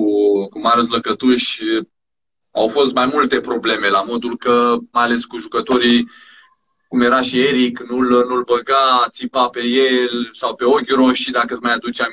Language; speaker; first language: Romanian; native; Romanian